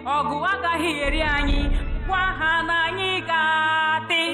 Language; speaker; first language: English; native; English